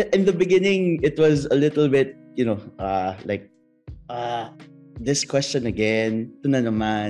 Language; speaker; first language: English; non-native, local second language; Filipino